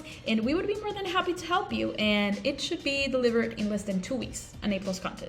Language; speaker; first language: English; non-native, local second language; Spanish